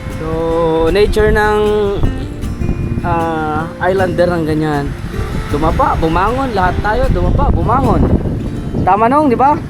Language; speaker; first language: Filipino; non-native, local second language; Iloko